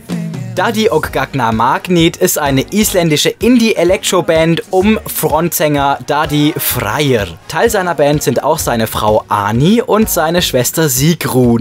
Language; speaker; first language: German; native; German